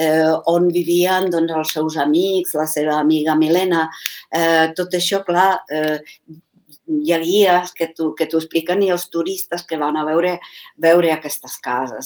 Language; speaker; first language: Catalan; non-native, fluent; Czech